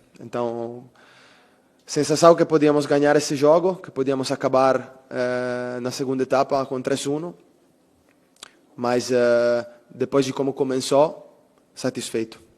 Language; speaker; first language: Portuguese; non-native, fluent; Italian